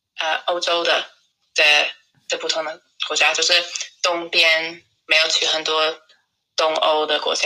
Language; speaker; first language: Chinese; non-native, fluent; English